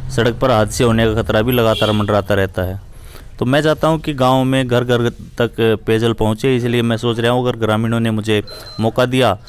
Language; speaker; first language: Hindi; native; Hindi